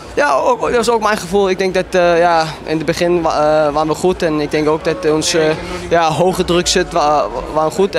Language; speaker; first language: Dutch; non-native, fluent; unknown